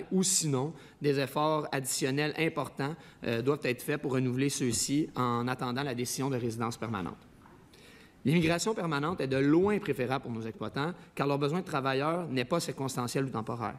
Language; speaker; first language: French; native; French